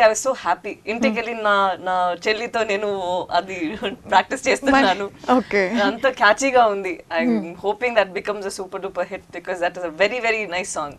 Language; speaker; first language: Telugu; non-native, learner; Tamil